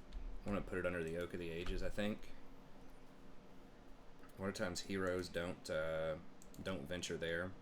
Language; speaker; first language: English; native; English